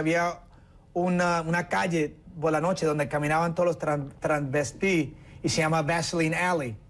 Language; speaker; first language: Spanish; early bilingual, heritage; Spanish